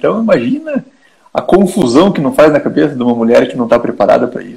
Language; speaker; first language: Portuguese; native; Portuguese